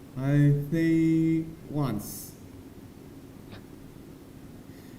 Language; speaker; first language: English; non-native, learner; Thai